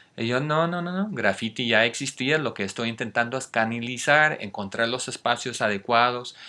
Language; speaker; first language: Spanish; non-native, fluent; English